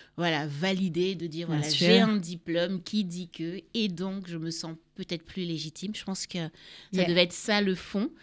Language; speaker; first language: French; native; French